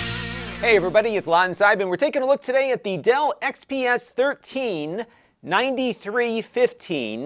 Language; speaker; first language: English; native; English